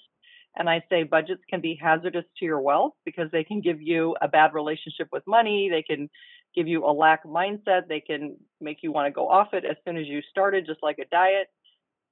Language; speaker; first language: English; native; English